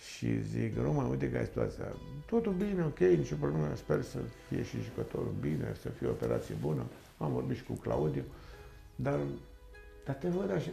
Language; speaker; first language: Romanian; native; Romanian